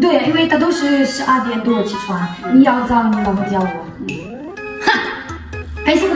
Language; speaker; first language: Chinese; non-native, learner; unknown